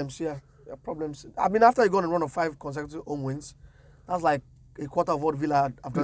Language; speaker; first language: English; non-native, local second language; Yoruba